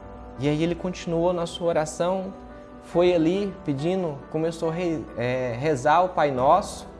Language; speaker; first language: Portuguese; native; Portuguese